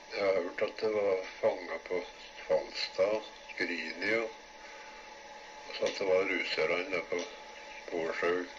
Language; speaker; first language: Norwegian; native; Norwegian